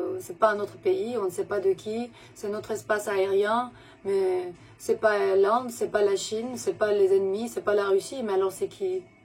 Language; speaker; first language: French; non-native, fluent; Romanian